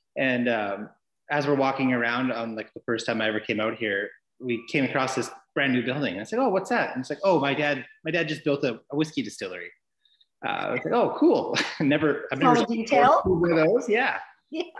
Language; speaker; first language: English; native; English